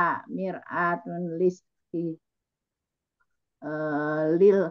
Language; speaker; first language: Arabic; non-native, learner; Indonesian